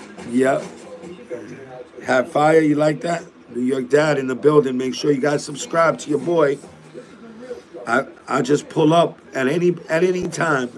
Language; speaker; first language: English; native; English